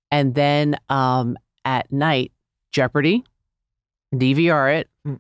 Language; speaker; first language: English; native; English